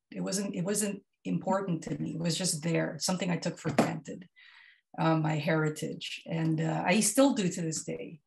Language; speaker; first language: English; non-native, local second language; Filipino